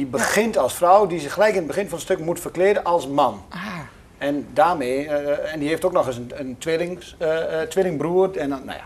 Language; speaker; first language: Dutch; native; Dutch